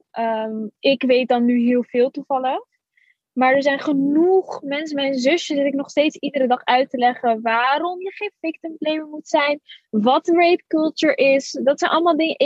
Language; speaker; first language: Dutch; early bilingual, other home language; Arabic